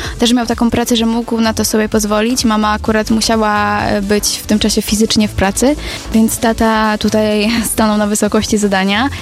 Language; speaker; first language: Polish; native; Polish